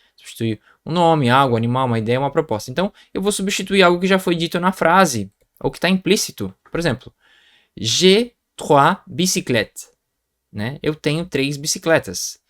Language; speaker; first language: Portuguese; native; Portuguese